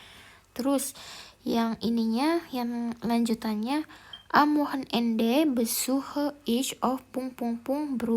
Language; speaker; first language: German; non-native, fluent; Indonesian